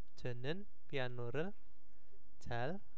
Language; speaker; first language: Korean; non-native, learner; Indonesian